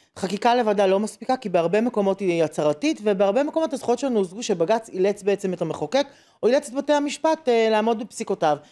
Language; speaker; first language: Hebrew; native; Hebrew